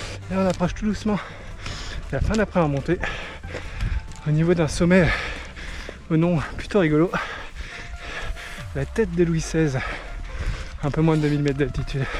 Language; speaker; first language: French; native; French